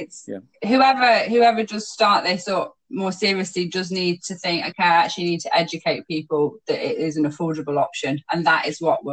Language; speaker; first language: English; native; English